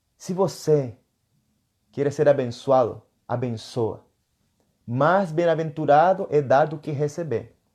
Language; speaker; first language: Portuguese; non-native, fluent; Spanish